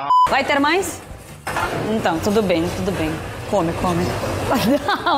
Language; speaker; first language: Portuguese; non-native, fluent; Russian